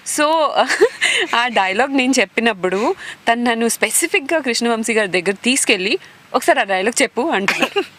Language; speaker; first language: Telugu; non-native, local second language; Marwari